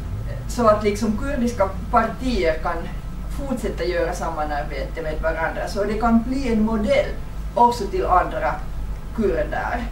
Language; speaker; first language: Swedish; non-native, fluent; Finnish